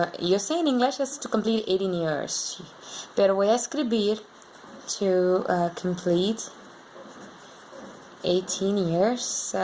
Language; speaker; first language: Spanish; non-native, learner; English